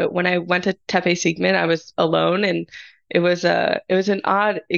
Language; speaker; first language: English; native; English